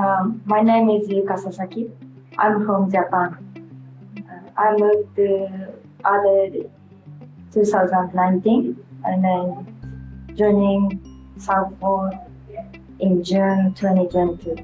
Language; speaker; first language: English; non-native, learner; Japanese